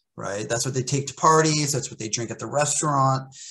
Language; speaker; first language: English; native; English